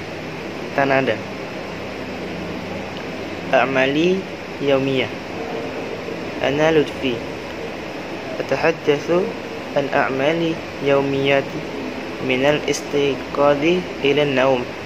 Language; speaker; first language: Arabic; non-native, learner; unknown